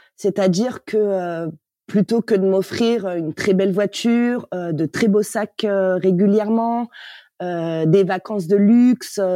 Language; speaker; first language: French; native; French